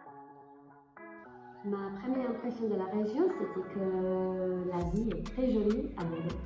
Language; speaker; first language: French; non-native, learner; English